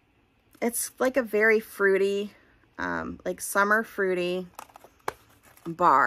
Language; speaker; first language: English; native; English